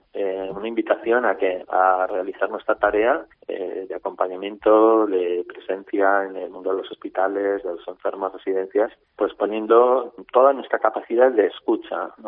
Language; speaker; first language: Spanish; native; Spanish